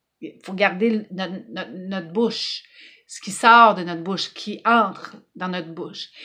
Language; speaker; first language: French; native; French